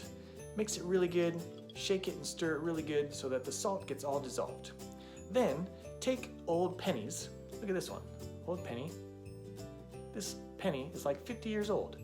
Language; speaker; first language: English; native; English